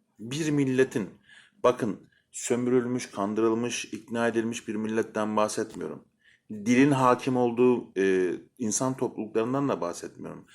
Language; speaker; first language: Turkish; native; Turkish